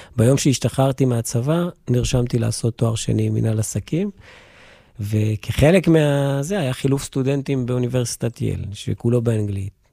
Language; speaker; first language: Hebrew; native; Hebrew